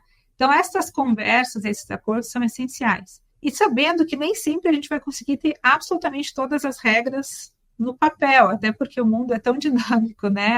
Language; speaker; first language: Portuguese; native; Portuguese